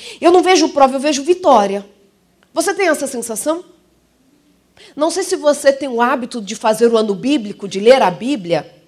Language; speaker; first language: Portuguese; native; Portuguese